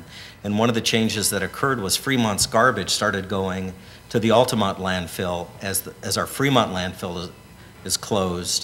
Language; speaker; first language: English; native; English